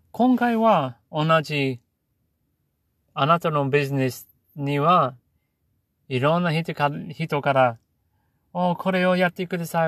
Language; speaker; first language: Japanese; non-native, learner; English